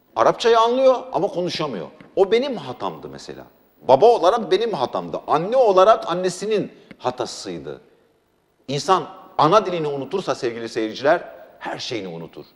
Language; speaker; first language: Turkish; non-native, local second language; Arabic